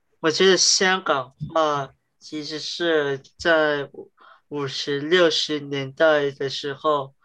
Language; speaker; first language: Chinese; early bilingual, heritage; Chinese